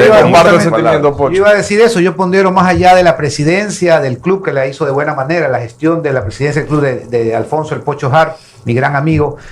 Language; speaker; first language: Spanish; native; Spanish